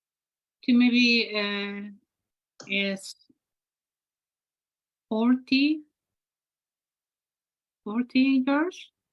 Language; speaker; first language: English; non-native, learner; Spanish